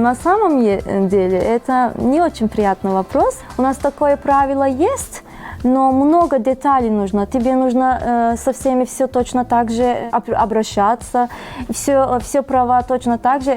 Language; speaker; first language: Russian; non-native, fluent; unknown